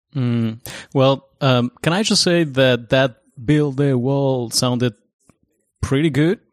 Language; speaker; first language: English; non-native, fluent; Spanish